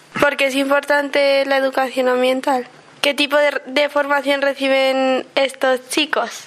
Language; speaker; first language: Spanish; native; Spanish